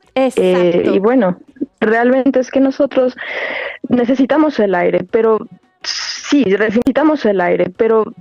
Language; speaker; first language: Spanish; native; Spanish